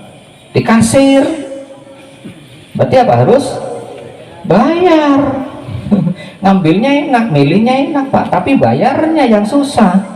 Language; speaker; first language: Indonesian; non-native, local second language; Madurese